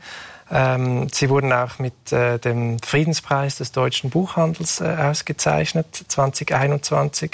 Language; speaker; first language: German; native; German